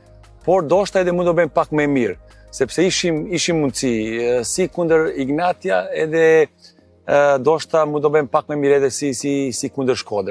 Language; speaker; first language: Albanian; non-native, learner; Serbian